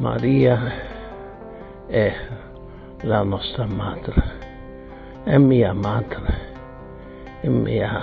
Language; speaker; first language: Italian; non-native, fluent; German